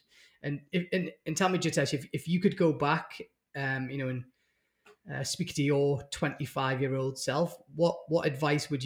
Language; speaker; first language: English; native; English